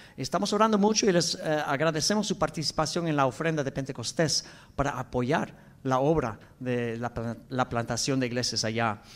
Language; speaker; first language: Spanish; non-native, fluent; English